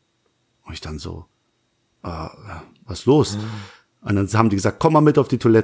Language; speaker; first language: German; native; German